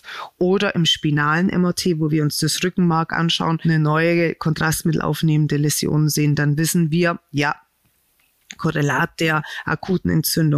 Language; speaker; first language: German; native; German